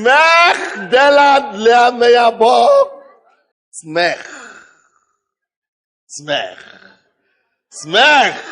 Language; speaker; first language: Russian; non-native, fluent; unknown